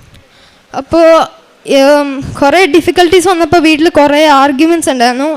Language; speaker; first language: Malayalam; early bilingual, heritage; Malayalam